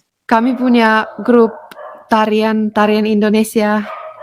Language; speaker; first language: Indonesian; non-native, fluent; Finnish